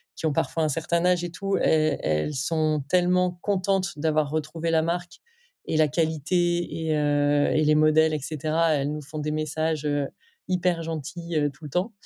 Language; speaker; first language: French; native; French